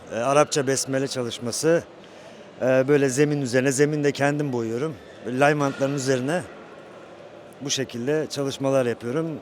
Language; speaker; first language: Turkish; early bilingual, heritage; Turkish